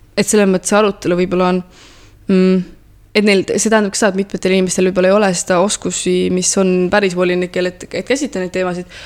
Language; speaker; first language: Estonian; early bilingual, heritage; Estonian